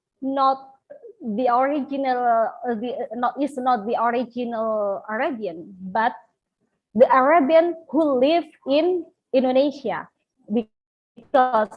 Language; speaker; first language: English; non-native, learner; Indonesian